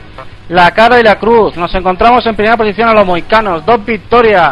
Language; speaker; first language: Spanish; native; Spanish